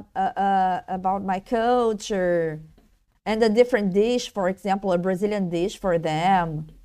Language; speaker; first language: English; non-native, learner; Portuguese